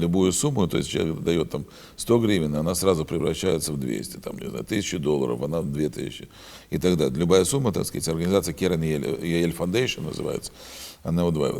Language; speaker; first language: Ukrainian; non-native, learner; Russian